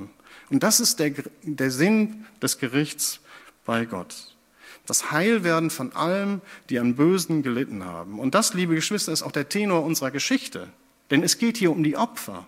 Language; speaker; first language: German; native; German